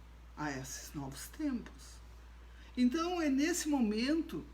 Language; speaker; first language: Portuguese; native; Portuguese